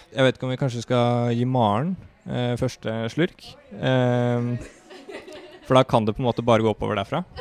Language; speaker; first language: Norwegian; native; Norwegian